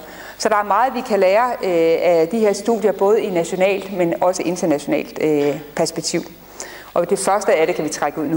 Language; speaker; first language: Danish; native; Danish